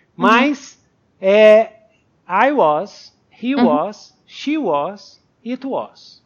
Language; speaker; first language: English; non-native, fluent; Portuguese